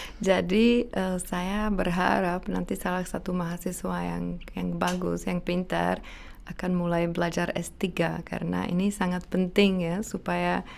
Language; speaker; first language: Indonesian; non-native, fluent; Czech